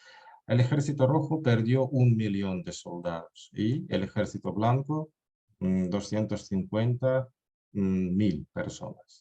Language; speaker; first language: Spanish; non-native, fluent; Russian